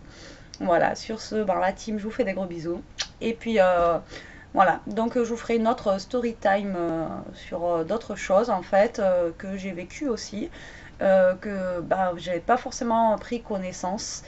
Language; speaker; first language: French; native; French